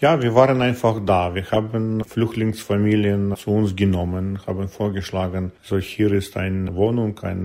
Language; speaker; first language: German; non-native, learner; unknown